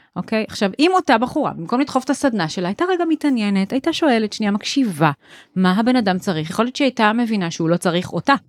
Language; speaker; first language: Hebrew; native; Hebrew